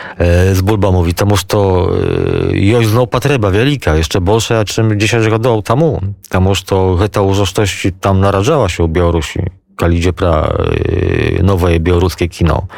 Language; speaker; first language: Polish; non-native, local second language; Belarusian